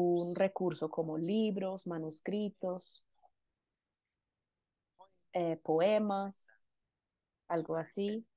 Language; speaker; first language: Spanish; non-native, fluent; Indonesian